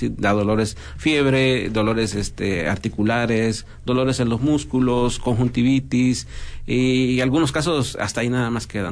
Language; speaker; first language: Spanish; native; Spanish